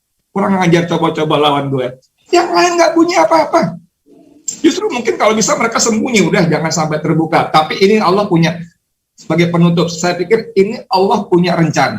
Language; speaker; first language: Indonesian; native; Indonesian